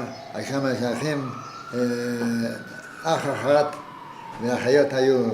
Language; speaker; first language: Hebrew; non-native, fluent; Yiddish